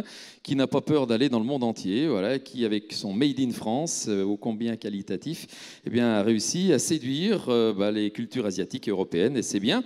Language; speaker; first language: French; native; French